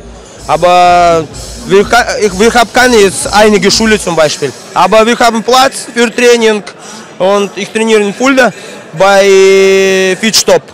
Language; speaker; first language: German; non-native, learner; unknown